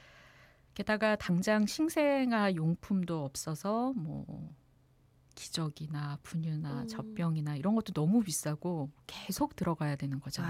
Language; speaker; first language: Korean; native; Korean